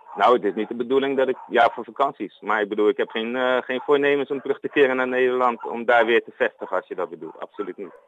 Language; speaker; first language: Dutch; native; Dutch